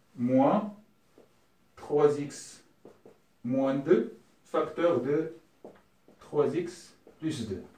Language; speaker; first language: French; non-native, local second language; Arabic